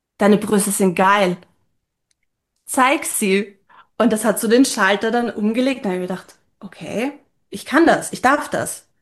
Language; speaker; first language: German; native; German